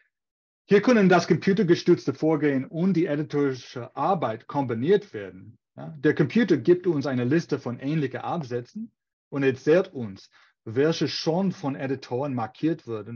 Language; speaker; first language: German; non-native, fluent; English